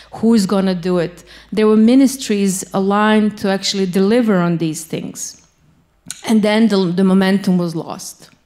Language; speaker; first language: English; non-native, fluent; Bosnian